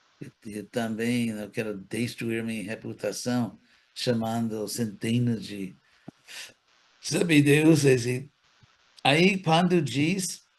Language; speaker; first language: Portuguese; non-native, fluent; English